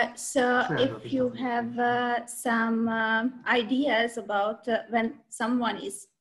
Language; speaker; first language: English; non-native, fluent; Hungarian